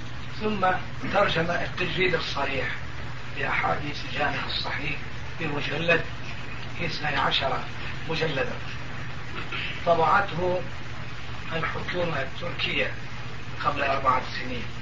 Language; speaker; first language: Arabic; non-native, fluent; Turkish